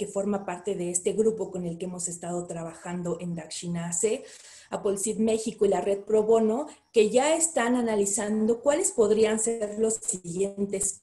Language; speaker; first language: Spanish; native; Spanish